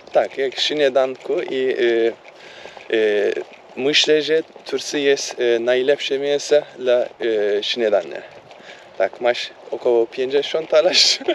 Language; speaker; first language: Polish; non-native, learner; Turkish